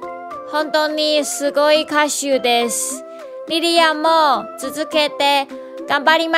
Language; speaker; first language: Japanese; non-native, learner; Chinese